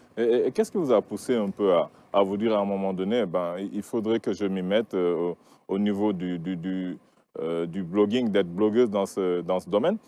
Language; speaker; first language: French; non-native, local second language; Wolof